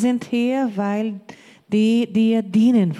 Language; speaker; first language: German; non-native, learner; Portuguese